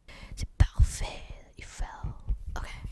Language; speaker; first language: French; non-native, learner; English